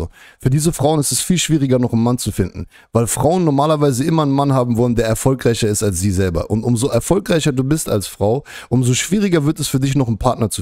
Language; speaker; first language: German; native; German